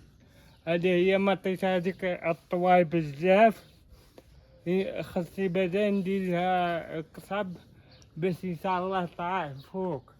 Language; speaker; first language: Arabic; native; Arabic